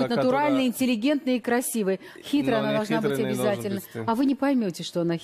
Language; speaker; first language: Russian; native; Russian